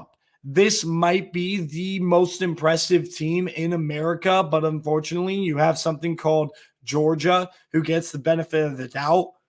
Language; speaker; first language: English; native; English